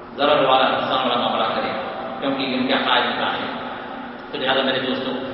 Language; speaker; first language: Urdu; native; Urdu